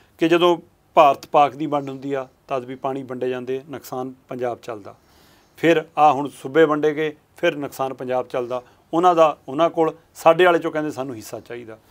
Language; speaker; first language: Punjabi; native; Punjabi